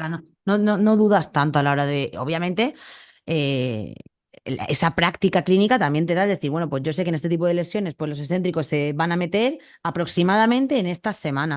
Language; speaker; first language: Spanish; native; Spanish